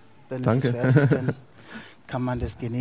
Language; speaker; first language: German; non-native, fluent; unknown